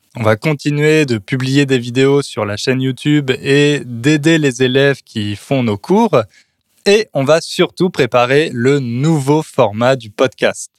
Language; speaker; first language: French; native; French